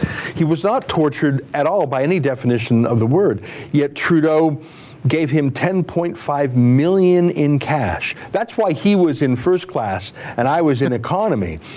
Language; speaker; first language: English; native; English